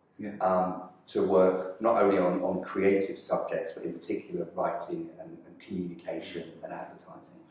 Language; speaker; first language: English; native; English